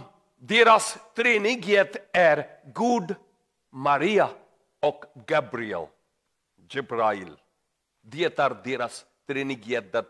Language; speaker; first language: Swedish; non-native, learner; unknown